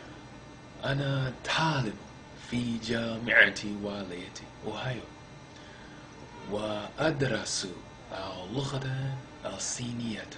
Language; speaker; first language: Arabic; non-native, learner; English